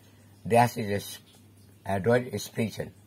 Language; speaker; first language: German; non-native, learner; Indonesian